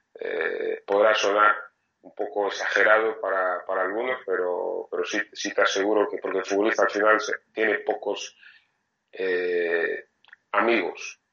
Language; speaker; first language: Spanish; non-native, fluent; French